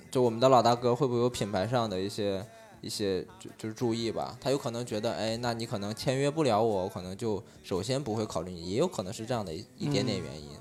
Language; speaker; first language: Chinese; native; Chinese